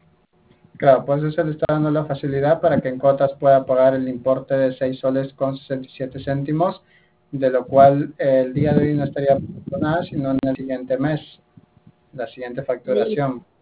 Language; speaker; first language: Spanish; native; Spanish